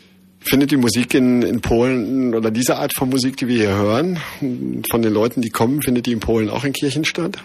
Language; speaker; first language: German; native; German